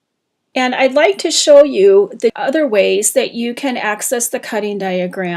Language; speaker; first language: English; native; English